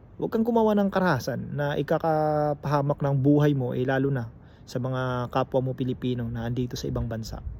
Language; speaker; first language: Filipino; native; Filipino